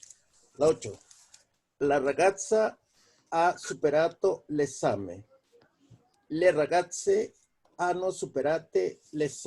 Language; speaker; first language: Italian; non-native, learner; Spanish